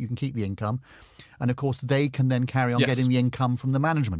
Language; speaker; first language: English; native; English